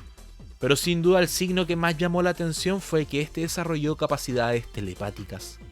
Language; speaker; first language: Spanish; native; Spanish